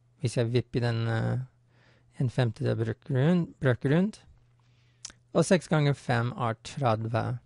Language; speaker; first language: Norwegian; non-native, fluent; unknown